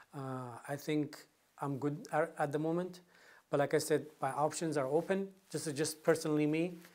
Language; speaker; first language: English; non-native, fluent; Kurdish